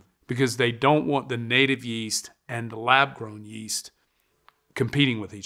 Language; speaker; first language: English; native; English